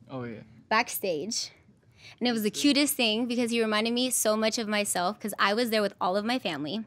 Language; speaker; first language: English; native; English